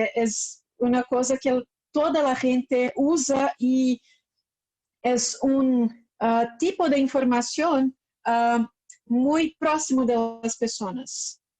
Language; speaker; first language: Spanish; non-native, learner; Portuguese